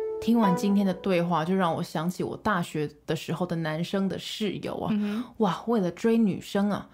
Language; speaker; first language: Chinese; native; Chinese